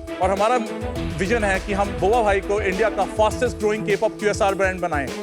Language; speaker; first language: Hindi; non-native, local second language; Punjabi